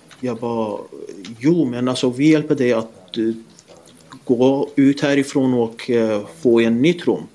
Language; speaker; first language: Swedish; non-native, fluent; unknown